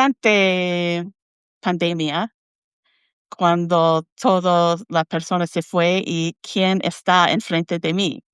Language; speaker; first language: Spanish; non-native, learner; English